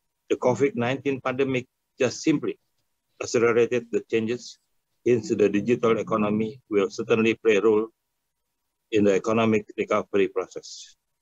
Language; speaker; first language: English; non-native, fluent; Indonesian